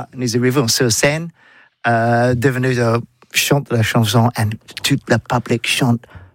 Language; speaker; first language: French; non-native, learner; English